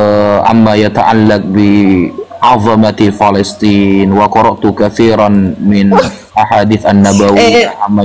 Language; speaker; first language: Arabic; non-native, learner; Indonesian